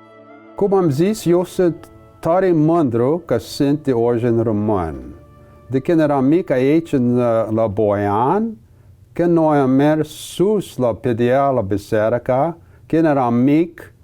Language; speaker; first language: Romanian; early bilingual, heritage; English